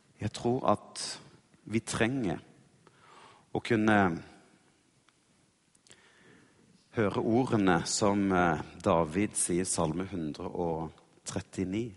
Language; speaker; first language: Norwegian; native; Norwegian